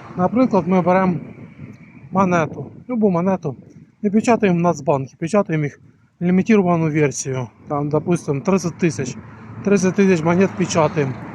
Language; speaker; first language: Ukrainian; non-native, local second language; Russian